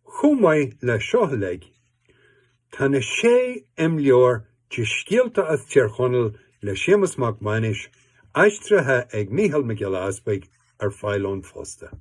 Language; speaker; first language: Irish; native; Irish